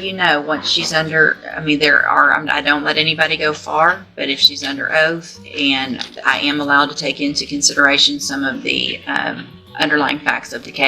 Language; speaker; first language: English; native; English